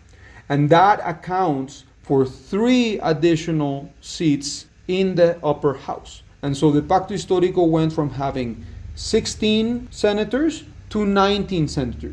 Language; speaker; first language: English; non-native, fluent; Spanish